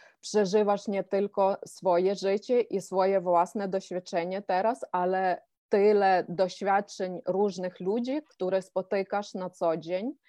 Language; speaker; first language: Polish; non-native, fluent; Ukrainian